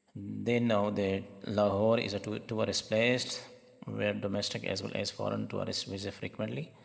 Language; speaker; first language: English; non-native, local second language; Urdu